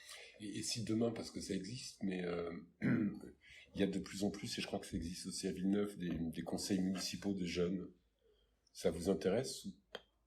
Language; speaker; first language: French; native; French